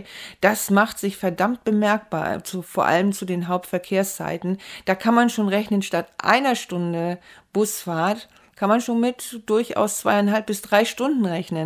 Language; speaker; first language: German; native; German